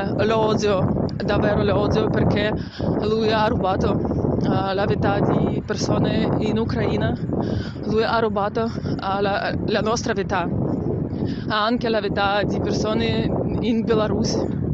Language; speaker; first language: Italian; non-native, learner; Russian